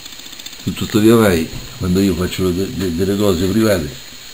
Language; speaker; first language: Italian; native; Italian